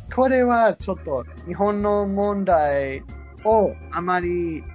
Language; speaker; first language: Japanese; non-native, fluent; English